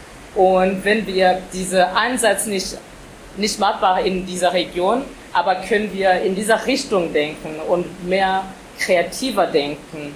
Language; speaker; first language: German; non-native, fluent; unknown